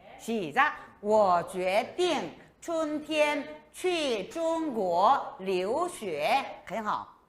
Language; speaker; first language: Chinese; non-native, fluent; Korean